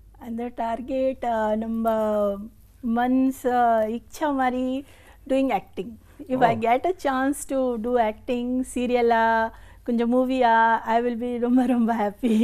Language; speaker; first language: Tamil; non-native, learner; Hindi